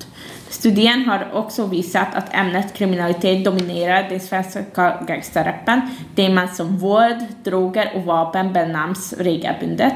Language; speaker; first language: Swedish; non-native, fluent; Hungarian